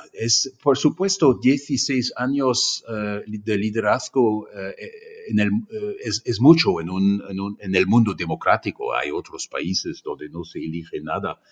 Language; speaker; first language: Spanish; non-native, fluent; German